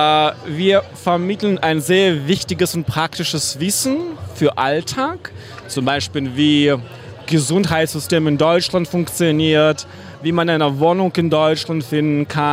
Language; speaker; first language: German; non-native, fluent; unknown